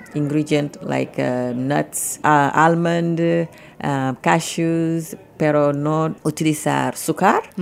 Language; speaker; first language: Spanish; non-native, learner; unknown